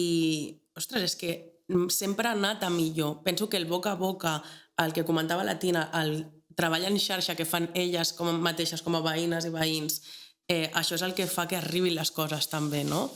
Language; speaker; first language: Catalan; native; Catalan